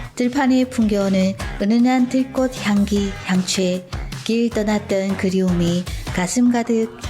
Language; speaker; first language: Korean; early bilingual, heritage; Korean